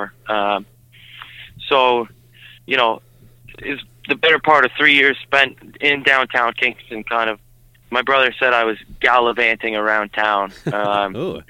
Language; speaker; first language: English; native; English